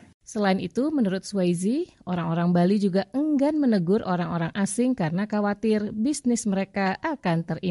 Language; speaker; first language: Indonesian; native; Indonesian